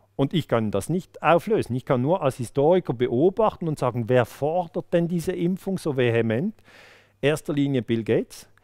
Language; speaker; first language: German; native; German